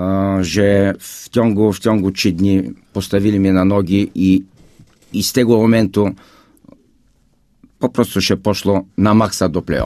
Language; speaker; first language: Polish; non-native, fluent; Bulgarian